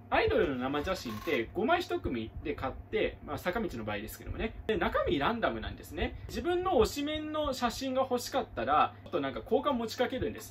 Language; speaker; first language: Japanese; native; Japanese